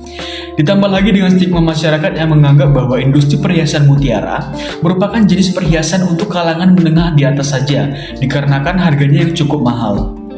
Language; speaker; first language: Indonesian; native; Indonesian